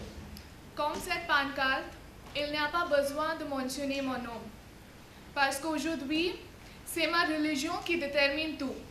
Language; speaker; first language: French; non-native, fluent; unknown